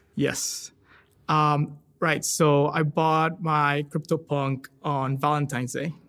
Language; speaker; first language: English; non-native, fluent; Spanish